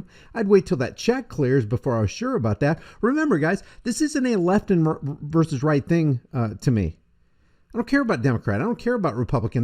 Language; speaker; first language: English; native; English